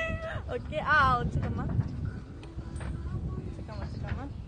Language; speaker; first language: Korean; non-native, learner; Japanese